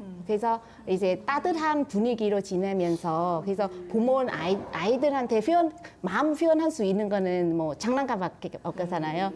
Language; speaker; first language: Korean; non-native, fluent; Vietnamese